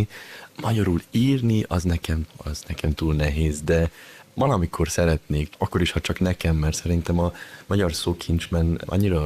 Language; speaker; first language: Hungarian; early bilingual, heritage; Hungarian